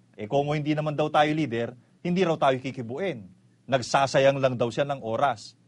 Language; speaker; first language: Filipino; native; Filipino